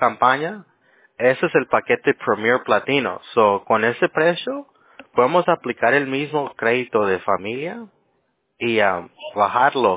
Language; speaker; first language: Spanish; early bilingual, heritage; Spanish